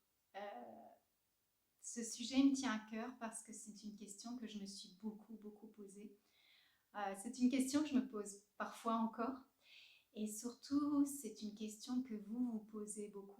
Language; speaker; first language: French; native; French